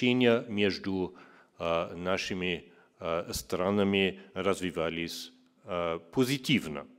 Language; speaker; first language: Russian; non-native, fluent; German